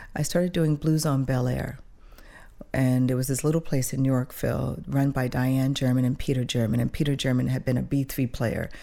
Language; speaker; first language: English; early bilingual, other home language; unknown